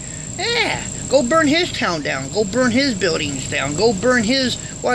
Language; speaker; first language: English; native; English